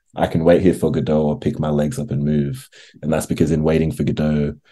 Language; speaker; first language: English; native; English